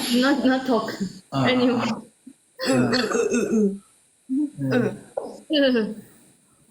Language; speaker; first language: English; non-native, learner; Korean